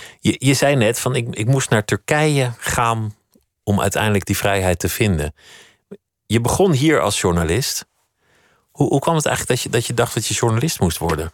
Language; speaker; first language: Dutch; native; Dutch